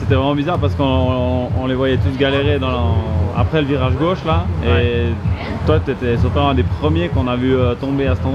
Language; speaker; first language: French; native; French